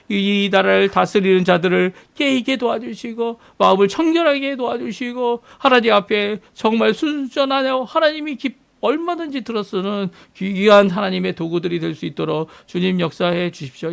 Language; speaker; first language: Korean; native; Korean